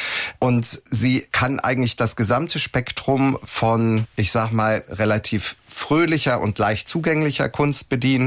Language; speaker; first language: German; native; German